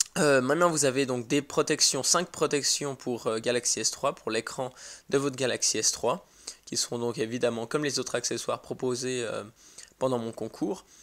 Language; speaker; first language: French; native; French